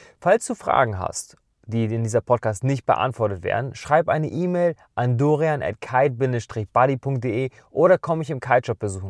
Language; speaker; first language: German; native; German